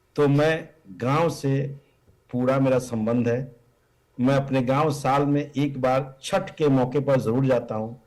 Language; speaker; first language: Hindi; native; Hindi